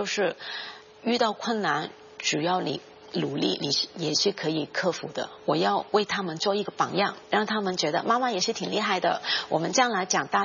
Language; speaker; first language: Chinese; non-native, fluent; Cantonese